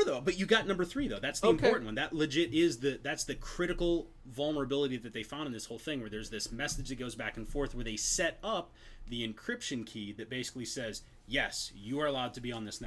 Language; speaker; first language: English; native; English